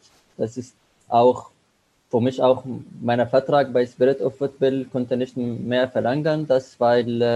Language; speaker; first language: German; non-native, learner; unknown